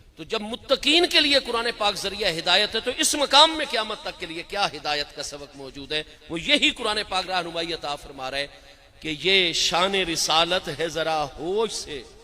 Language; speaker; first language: Urdu; non-native, local second language; Punjabi